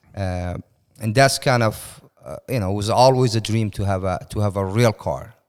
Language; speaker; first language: English; non-native, fluent; Persian